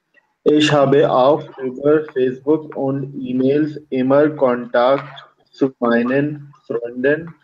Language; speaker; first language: German; non-native, learner; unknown